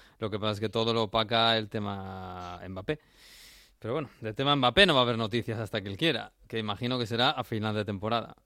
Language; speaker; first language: Spanish; native; Spanish